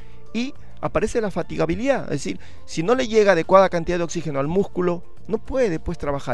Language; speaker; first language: Spanish; native; Spanish